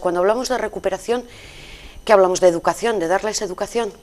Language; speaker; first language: Spanish; native; Spanish